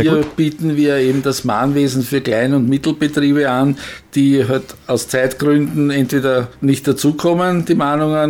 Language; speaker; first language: German; native; German